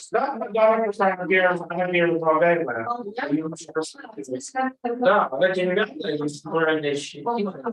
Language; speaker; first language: Russian; native; Russian